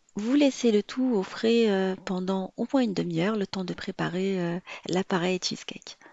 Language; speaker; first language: French; non-native, local second language; Arabic